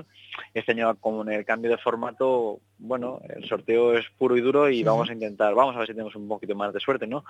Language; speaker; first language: Spanish; native; Spanish